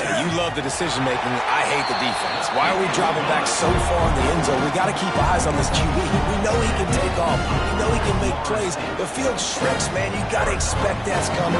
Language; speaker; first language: English; native; English